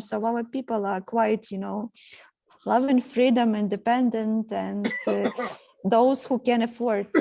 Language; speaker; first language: English; non-native, fluent; Ukrainian